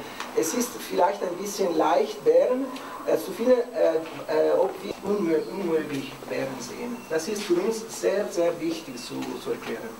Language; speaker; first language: German; non-native, learner; Italian